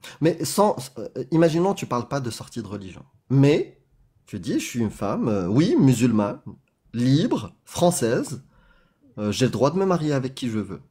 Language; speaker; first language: French; native; French